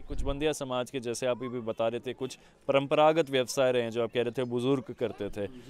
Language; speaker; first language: Hindi; native; Hindi